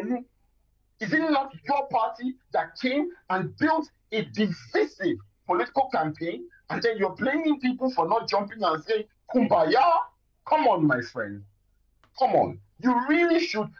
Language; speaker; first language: English; non-native, local second language; Yoruba